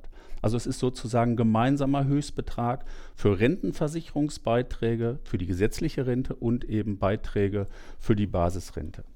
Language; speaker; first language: German; native; German